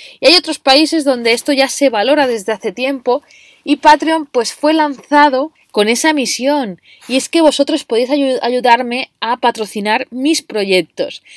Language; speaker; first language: Spanish; native; Spanish